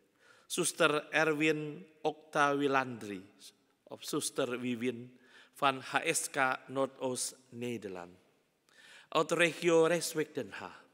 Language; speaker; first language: Dutch; non-native, fluent; Indonesian